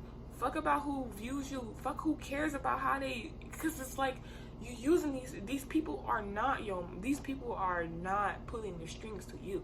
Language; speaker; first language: English; native; English